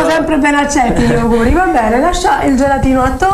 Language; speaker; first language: Italian; native; Italian